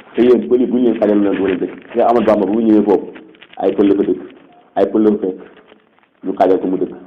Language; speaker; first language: Wolof; non-native, local second language; Fula